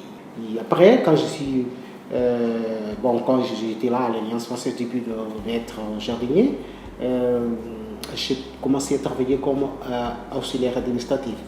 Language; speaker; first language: French; non-native, learner; Portuguese